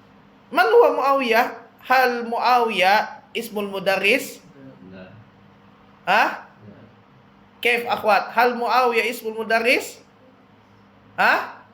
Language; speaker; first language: Arabic; non-native, fluent; Indonesian